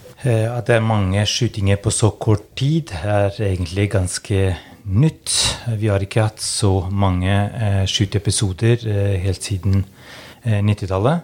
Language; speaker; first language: Norwegian; non-native, fluent; Albanian